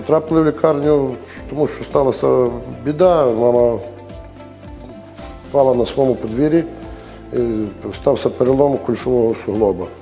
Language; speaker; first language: Ukrainian; native; Ukrainian